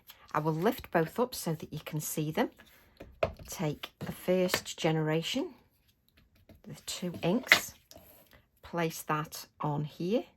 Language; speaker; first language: English; native; English